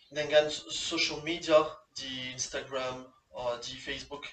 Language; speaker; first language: English; non-native, fluent; French